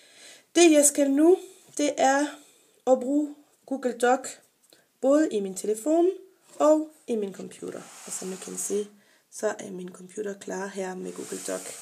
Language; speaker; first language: Danish; non-native, fluent; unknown